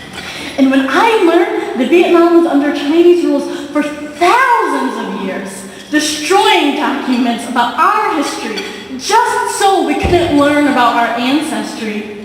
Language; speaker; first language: English; early bilingual, heritage; Vietnamese